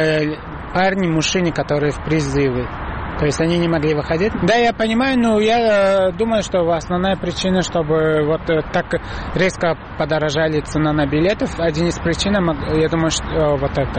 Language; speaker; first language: Russian; non-native, fluent; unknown